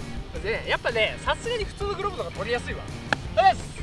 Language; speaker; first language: Japanese; native; Japanese